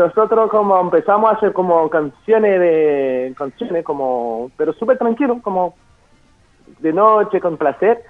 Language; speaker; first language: Spanish; non-native, fluent; French